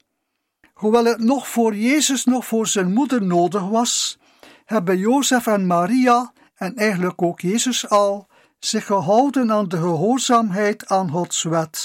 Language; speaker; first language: Dutch; native; Dutch